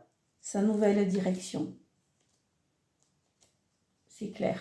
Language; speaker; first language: French; native; French